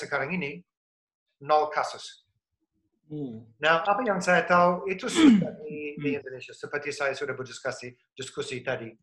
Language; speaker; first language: Indonesian; non-native, fluent; English